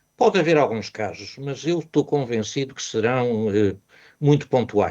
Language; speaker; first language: Portuguese; native; Portuguese